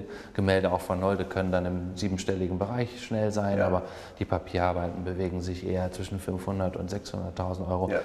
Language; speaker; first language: German; native; German